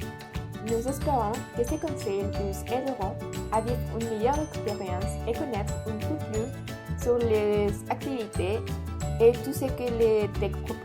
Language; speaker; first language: French; non-native, learner; Spanish